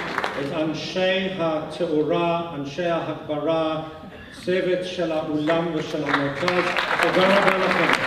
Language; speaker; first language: Hebrew; native; Hebrew